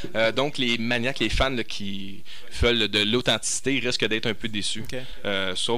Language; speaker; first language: French; native; French